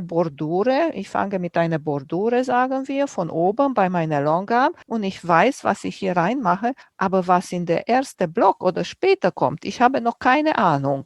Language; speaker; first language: German; non-native, fluent; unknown